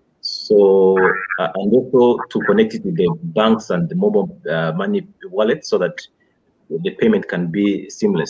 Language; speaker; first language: English; non-native, local second language; Kinyarwanda